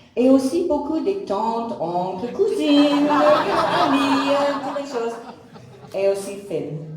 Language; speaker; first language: French; non-native, learner; English